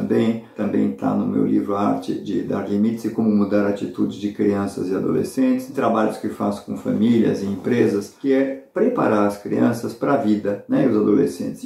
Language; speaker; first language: Portuguese; native; Portuguese